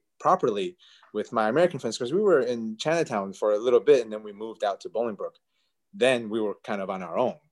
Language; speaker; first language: English; early bilingual, other home language; Chinese